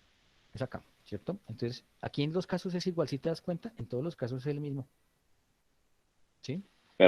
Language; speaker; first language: Spanish; native; Spanish